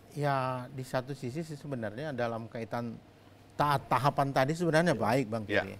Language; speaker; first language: Indonesian; native; Indonesian